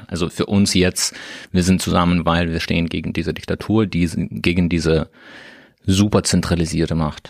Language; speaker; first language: German; non-native, learner; Russian